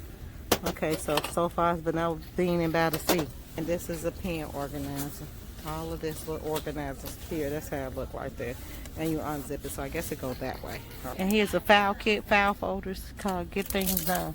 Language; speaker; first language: English; native; English